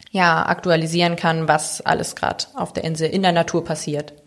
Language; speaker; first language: German; native; German